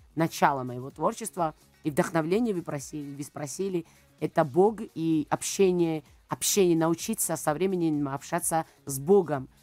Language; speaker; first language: Russian; non-native, fluent; Georgian